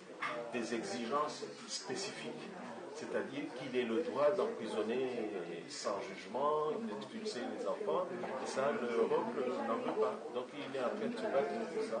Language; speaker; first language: French; non-native, local second language; Comorian